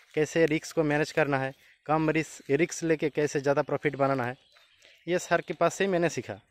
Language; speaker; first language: Hindi; non-native, local second language; Bangla